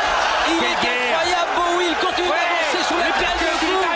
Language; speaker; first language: French; native; French